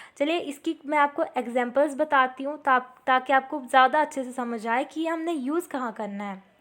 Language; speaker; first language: Hindi; native; Hindi